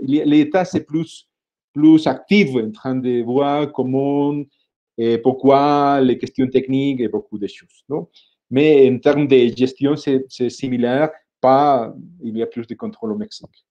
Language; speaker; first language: French; non-native, fluent; Spanish